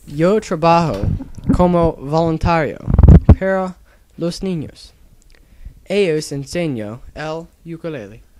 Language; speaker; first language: Spanish; non-native, learner; English